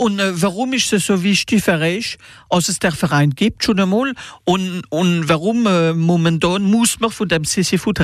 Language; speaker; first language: German; non-native, local second language; Swiss German